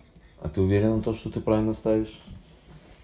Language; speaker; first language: Russian; native; Russian